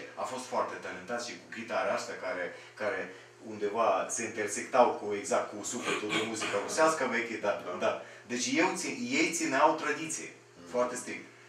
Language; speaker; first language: Romanian; non-native, fluent; Russian